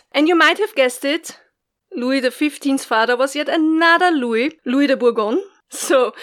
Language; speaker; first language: English; non-native, fluent; German